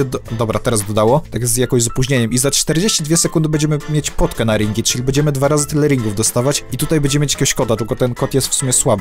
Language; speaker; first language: Polish; native; Polish